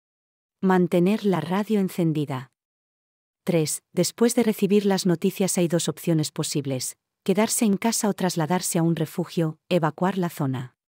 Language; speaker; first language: Spanish; native; Spanish